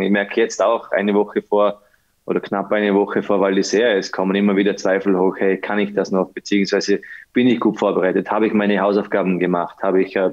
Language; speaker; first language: German; native; German